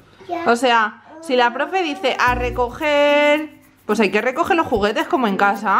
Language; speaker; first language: Spanish; native; Spanish